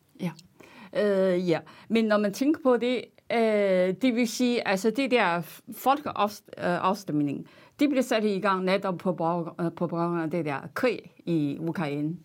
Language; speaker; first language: Danish; non-native, fluent; Chinese